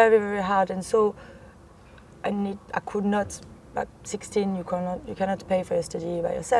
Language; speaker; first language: English; non-native, fluent; French